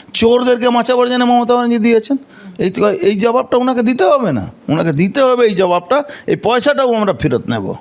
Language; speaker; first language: Bangla; non-native, local second language; Hindi